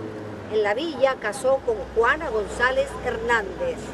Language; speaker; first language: Spanish; native; Spanish